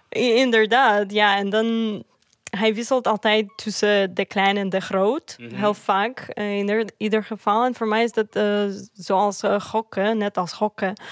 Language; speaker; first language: Dutch; non-native, fluent; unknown